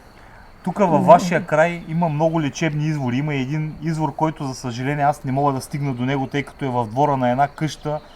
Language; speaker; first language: Bulgarian; native; Bulgarian